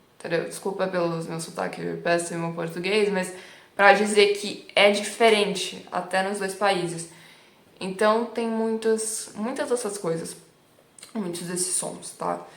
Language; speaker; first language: Portuguese; early bilingual, other home language; Italian